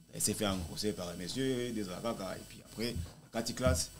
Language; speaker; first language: French; non-native, local second language; Lingala